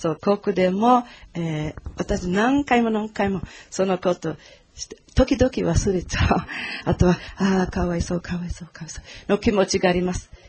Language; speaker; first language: Japanese; non-native, learner; Portuguese